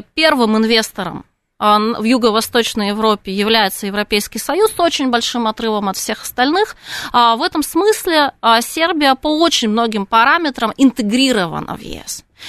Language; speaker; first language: Russian; native; Russian